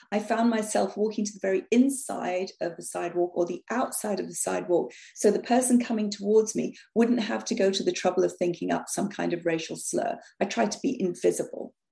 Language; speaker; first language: English; native; English